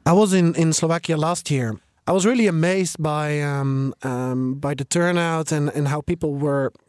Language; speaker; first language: English; non-native, fluent; Dutch